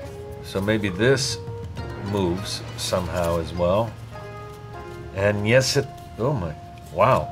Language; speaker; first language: English; native; English